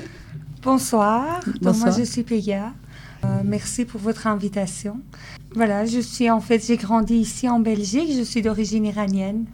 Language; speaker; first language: French; early bilingual, other home language; Persian